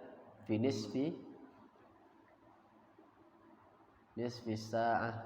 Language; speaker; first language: Arabic; non-native, fluent; Indonesian